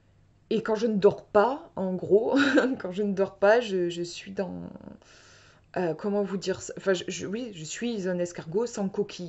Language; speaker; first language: French; native; French